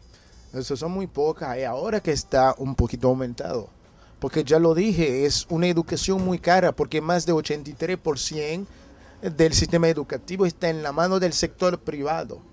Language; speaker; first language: Spanish; non-native, fluent; Haitian Creole